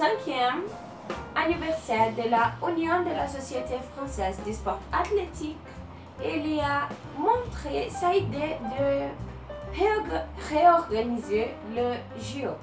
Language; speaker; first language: French; non-native, learner; Portuguese